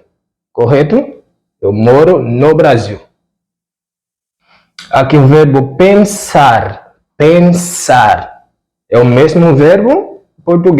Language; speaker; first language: Portuguese; non-native, fluent; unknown